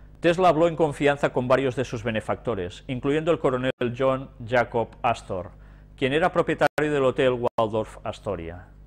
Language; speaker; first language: Spanish; native; Spanish